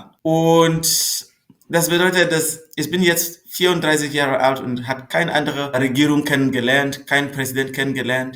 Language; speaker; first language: German; non-native, fluent; Northern Sotho